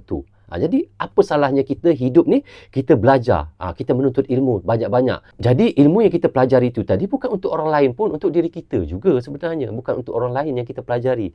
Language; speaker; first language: Malay; native; Malay